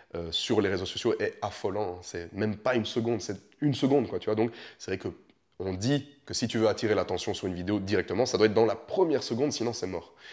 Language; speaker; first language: French; early bilingual, other home language; Romanian